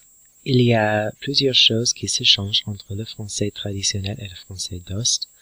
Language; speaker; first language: French; non-native, learner; English